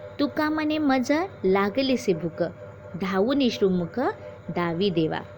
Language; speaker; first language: Hindi; non-native, local second language; Marathi